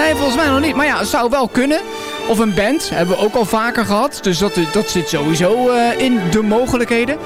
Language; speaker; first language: Dutch; native; Dutch